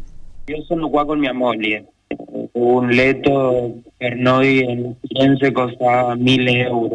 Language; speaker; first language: Italian; non-native, learner; Spanish